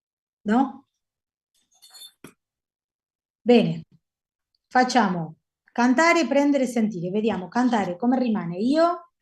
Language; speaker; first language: Italian; non-native, fluent; Spanish